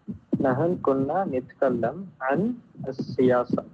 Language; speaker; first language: Arabic; non-native, learner; Tamil